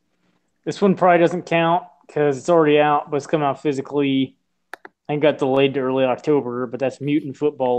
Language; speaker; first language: English; native; English